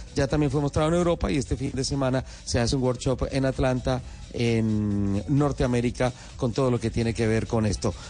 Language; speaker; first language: Spanish; native; Spanish